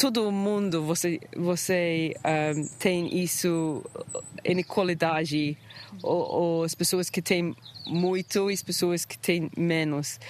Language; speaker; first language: Portuguese; non-native, learner; English